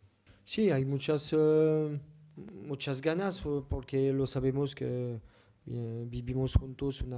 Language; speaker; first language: Spanish; non-native, fluent; French